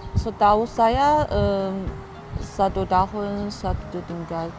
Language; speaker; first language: Indonesian; non-native, learner; Chinese